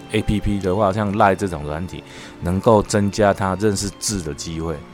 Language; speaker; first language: Chinese; native; Chinese